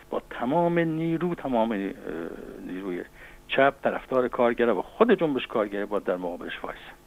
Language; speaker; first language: Persian; non-native, local second language; Azerbaijani